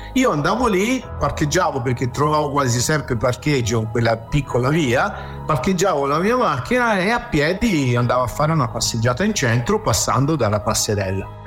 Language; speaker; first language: Italian; native; Italian